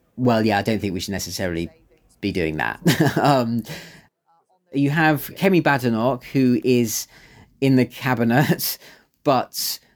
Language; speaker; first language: English; native; English